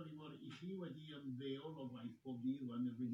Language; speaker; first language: Welsh; native; Welsh